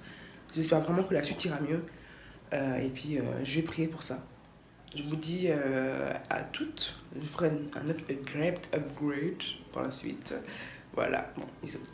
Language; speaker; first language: French; native; French